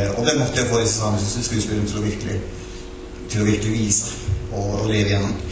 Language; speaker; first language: Norwegian; non-native, local second language; Northern Sami